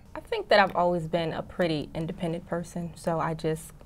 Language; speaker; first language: English; native; English